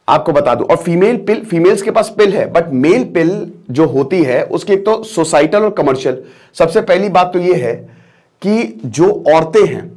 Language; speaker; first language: Hindi; native; Hindi